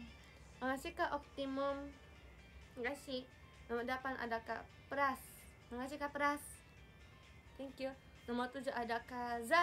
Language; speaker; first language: Indonesian; non-native, fluent; Japanese